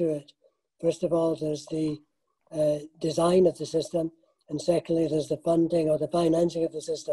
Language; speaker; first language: English; native; English